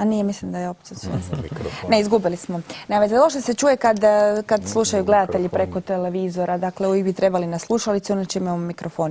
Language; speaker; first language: Croatian; native; Croatian